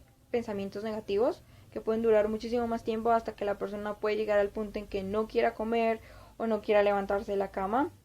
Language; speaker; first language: Spanish; native; Spanish